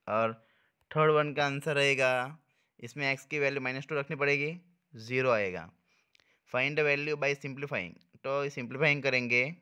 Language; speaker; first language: Hindi; non-native, local second language; Gujarati